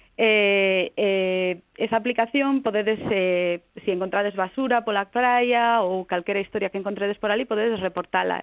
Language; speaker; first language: Galician; non-native, local second language; Spanish